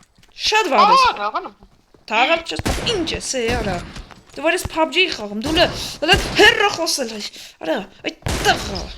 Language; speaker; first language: Armenian; native; Armenian